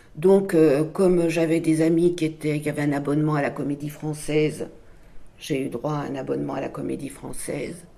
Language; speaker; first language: French; non-native, fluent; Sinhala